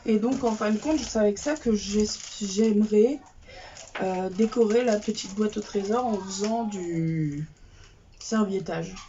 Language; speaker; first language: French; native; French